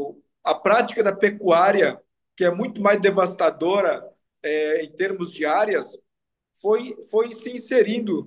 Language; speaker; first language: Portuguese; non-native, local second language; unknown